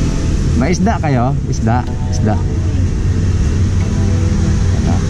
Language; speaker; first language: Filipino; non-native, local second language; Cebuano